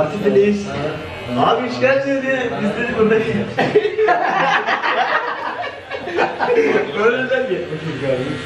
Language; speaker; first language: Turkish; native; Turkish